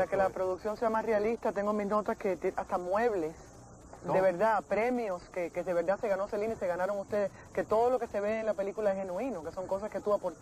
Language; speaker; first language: Spanish; native; Spanish